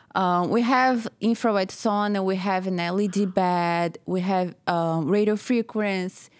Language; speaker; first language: English; non-native, fluent; Portuguese